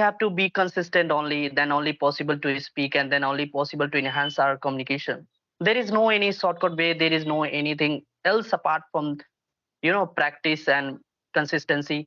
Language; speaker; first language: English; non-native, local second language; Hindi